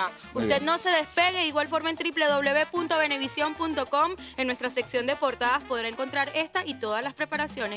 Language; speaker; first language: Spanish; native; Spanish